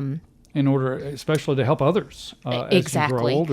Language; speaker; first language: English; native; English